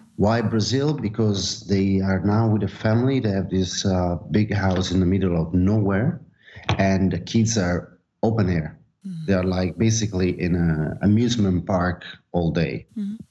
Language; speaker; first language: English; non-native, fluent; Italian